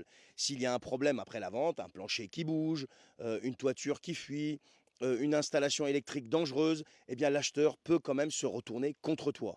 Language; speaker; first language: French; native; French